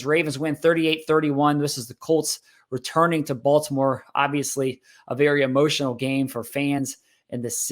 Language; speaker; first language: English; native; English